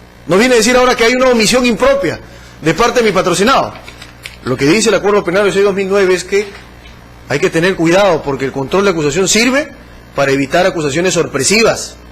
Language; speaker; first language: Spanish; native; Spanish